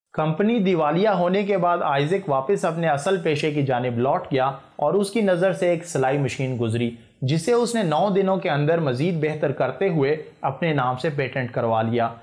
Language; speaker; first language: Urdu; native; Urdu